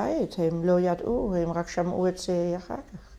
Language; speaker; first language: Hebrew; non-native, fluent; Dutch